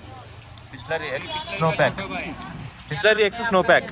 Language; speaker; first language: Hindi; non-native, local second language; Telugu